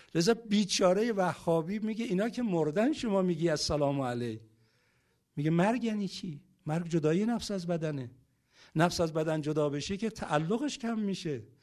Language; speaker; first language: Persian; native; Persian